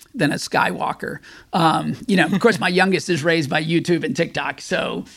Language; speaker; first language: English; native; English